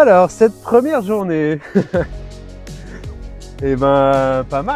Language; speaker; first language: French; native; French